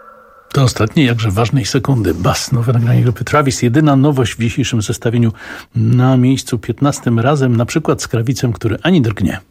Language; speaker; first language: Polish; native; Polish